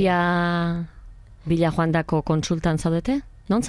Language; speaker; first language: Basque; native; Basque